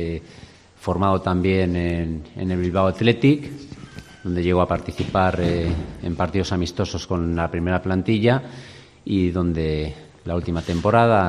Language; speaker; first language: Spanish; native; Spanish